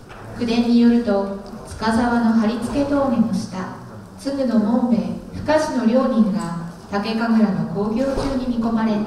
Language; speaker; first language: Japanese; native; Japanese